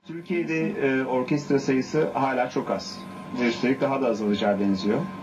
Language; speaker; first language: Turkish; native; Turkish